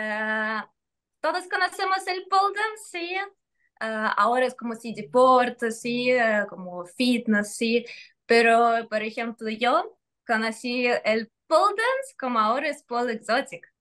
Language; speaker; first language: Spanish; non-native, fluent; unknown